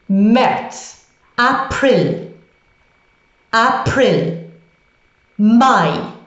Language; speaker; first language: German; non-native, fluent; English